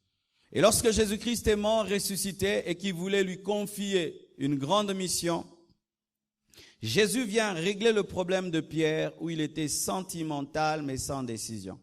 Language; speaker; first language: French; non-native, local second language; Lingala